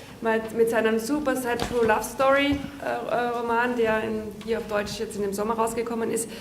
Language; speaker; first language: German; native; German